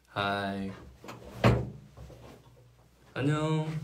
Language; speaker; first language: Korean; non-native, fluent; Chinese